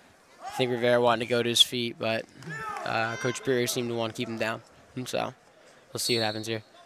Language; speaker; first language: English; native; English